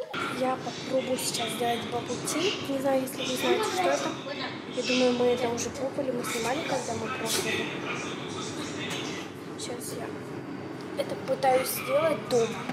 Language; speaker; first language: Russian; early bilingual, heritage; Russian